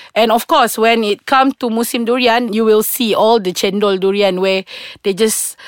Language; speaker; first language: English; non-native, local second language; Malay